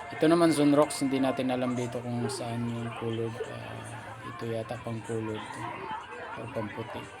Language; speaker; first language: Filipino; native; Filipino